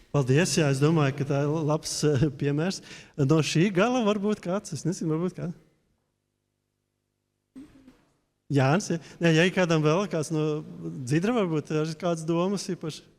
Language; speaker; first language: Latvian; native; Latvian